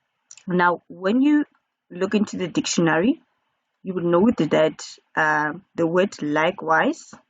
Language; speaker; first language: English; non-native, local second language; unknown